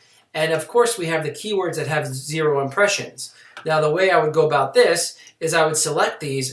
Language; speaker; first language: English; native; English